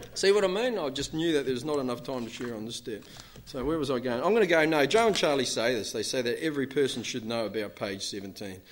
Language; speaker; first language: English; native; English